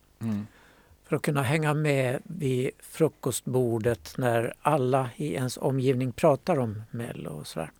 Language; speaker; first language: Swedish; native; Swedish